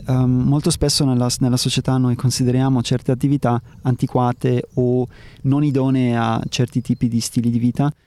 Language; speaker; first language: Italian; early bilingual, heritage; Italian